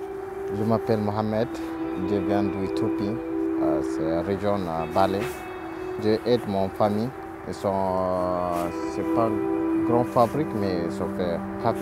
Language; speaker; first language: French; non-native, learner; Oromo